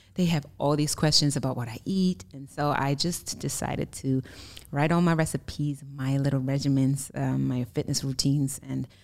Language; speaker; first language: English; non-native, fluent; German